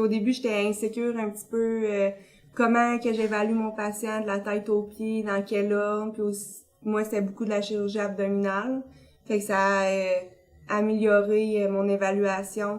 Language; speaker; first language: French; native; French